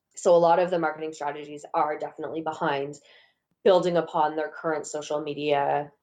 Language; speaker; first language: English; native; English